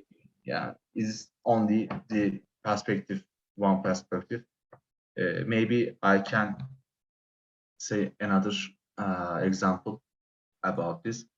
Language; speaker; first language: English; non-native, learner; Turkish